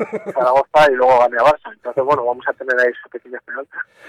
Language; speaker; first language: Spanish; native; Spanish